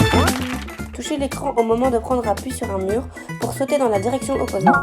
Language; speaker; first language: French; native; French